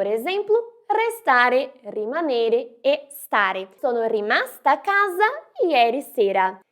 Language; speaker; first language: Italian; non-native, fluent; Portuguese